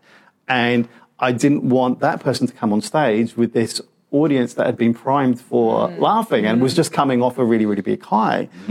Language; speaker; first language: English; non-native, local second language; Punjabi